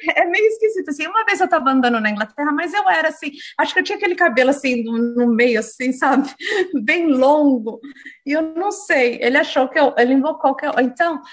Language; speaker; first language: Portuguese; native; Portuguese